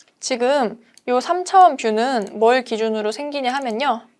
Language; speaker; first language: Korean; native; Korean